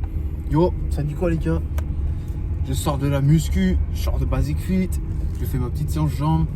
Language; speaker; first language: French; native; French